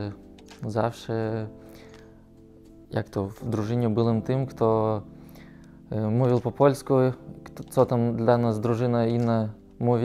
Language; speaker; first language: Polish; non-native, learner; Russian